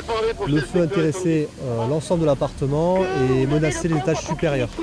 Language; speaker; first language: French; native; French